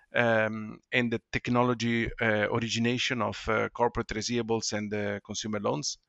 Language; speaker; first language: English; non-native, fluent; Italian